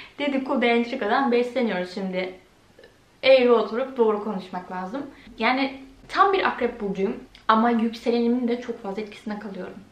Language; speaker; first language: Turkish; early bilingual, heritage; Turkish